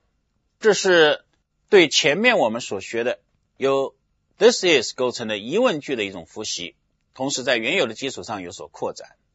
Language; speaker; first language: Chinese; native; Chinese